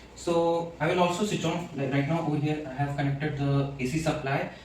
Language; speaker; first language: English; non-native, local second language; Hindi